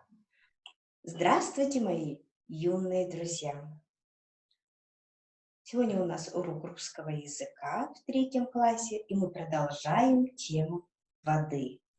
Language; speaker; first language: Russian; non-native, local second language; Kazakh